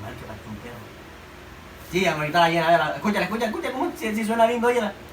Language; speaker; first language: Spanish; native; Spanish